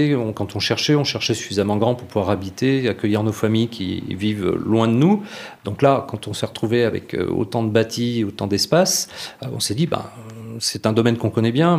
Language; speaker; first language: French; native; French